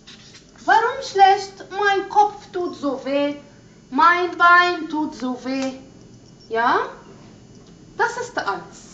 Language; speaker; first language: German; non-native, fluent; Arabic